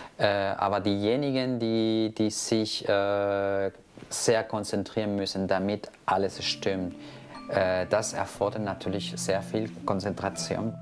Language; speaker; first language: German; non-native, fluent; Spanish